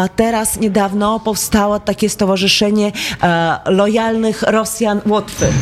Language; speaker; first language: Polish; non-native, fluent; Latvian